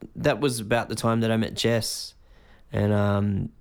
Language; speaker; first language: English; native; English